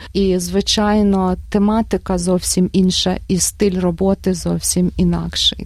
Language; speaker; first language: Ukrainian; native; Ukrainian